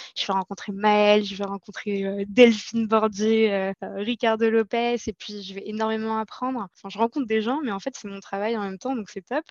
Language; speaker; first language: French; non-native, local second language; Arabic